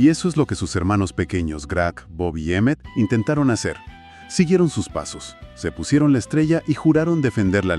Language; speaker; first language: Spanish; native; Spanish